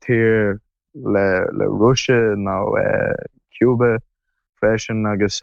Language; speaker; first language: Irish; non-native, learner; English